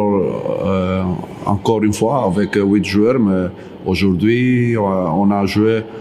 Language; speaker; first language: French; non-native, learner; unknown